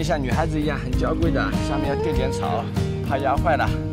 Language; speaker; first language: Chinese; native; Chinese